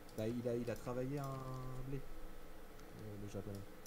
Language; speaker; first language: French; native; French